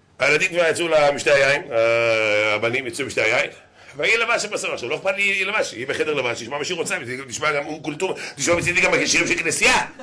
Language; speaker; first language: Hebrew; native; Hebrew